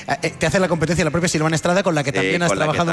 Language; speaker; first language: Spanish; native; Spanish